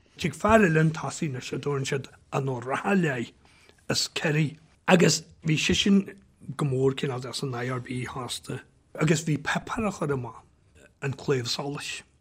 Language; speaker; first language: Irish; native; Irish